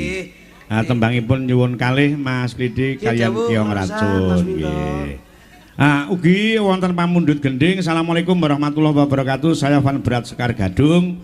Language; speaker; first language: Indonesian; non-native, local second language; Javanese